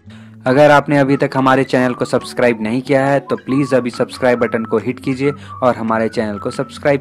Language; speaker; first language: Hindi; native; Hindi